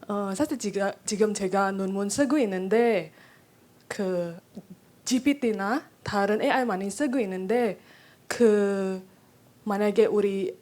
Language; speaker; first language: Korean; non-native, fluent; Indonesian